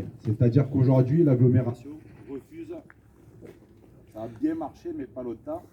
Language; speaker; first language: French; native; French